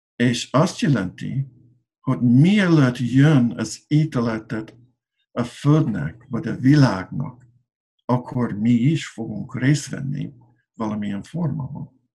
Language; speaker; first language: Hungarian; non-native, learner; English